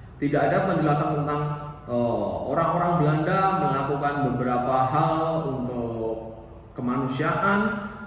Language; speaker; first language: Indonesian; native; Indonesian